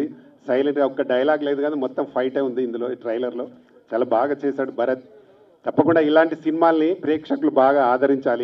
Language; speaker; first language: Telugu; native; Telugu